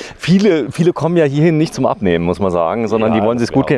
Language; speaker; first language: German; native; German